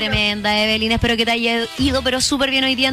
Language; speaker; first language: Spanish; native; Spanish